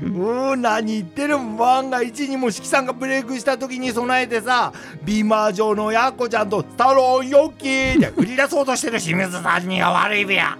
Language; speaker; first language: Japanese; native; Japanese